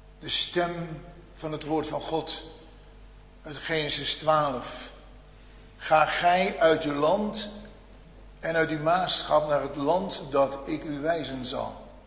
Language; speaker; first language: Dutch; native; Dutch